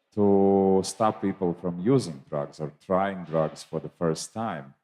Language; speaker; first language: English; non-native, fluent; Latvian